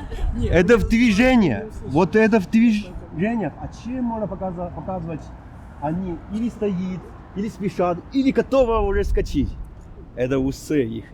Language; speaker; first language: Russian; non-native, fluent; Chinese